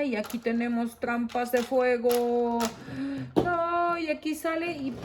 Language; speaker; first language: Spanish; native; Spanish